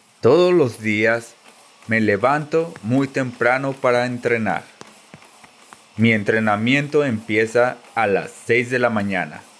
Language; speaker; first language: Spanish; early bilingual, heritage; Spanish